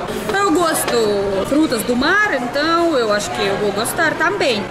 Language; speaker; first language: Portuguese; non-native, learner; Russian